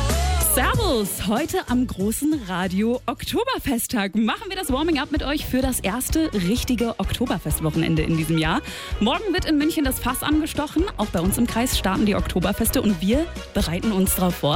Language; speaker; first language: German; native; German